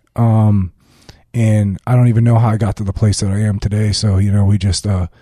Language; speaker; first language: English; native; English